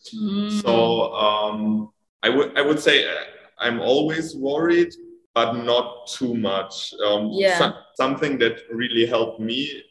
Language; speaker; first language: English; non-native, fluent; German